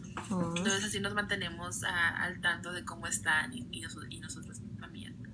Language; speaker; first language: Spanish; early bilingual, other home language; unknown